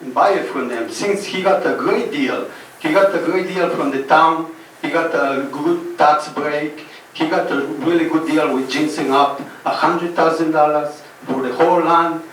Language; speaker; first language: English; non-native, fluent; Spanish